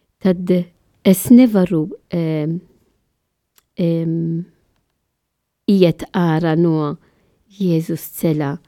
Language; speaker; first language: Latvian; non-native, learner; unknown